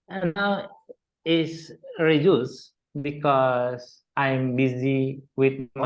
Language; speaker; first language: English; non-native, learner; Indonesian